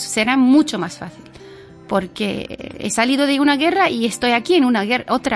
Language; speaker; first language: Spanish; non-native, fluent; Arabic